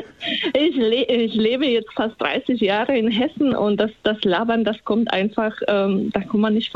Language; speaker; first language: German; non-native, fluent; Slovak